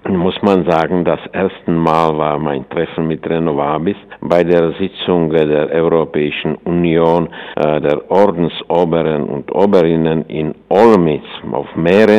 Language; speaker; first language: German; non-native, fluent; Czech